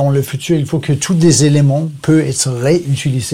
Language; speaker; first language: French; non-native, learner; Danish